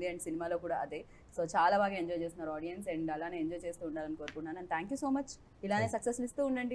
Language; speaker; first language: Telugu; native; Telugu